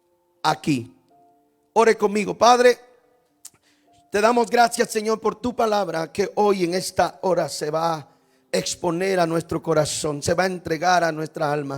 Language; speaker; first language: Spanish; native; Spanish